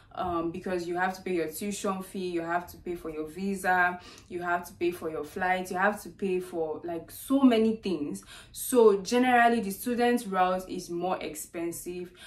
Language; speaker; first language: English; non-native, local second language; Yoruba